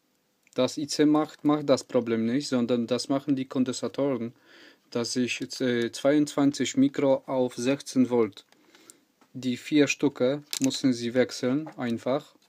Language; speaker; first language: German; non-native, learner; Polish